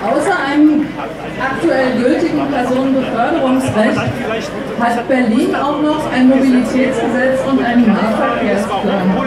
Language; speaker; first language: German; native; German